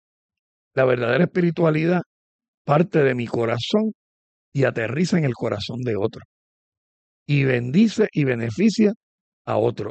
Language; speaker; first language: Spanish; native; Spanish